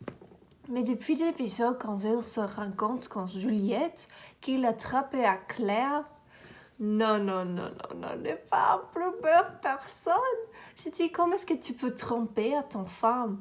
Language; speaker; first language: French; non-native, learner; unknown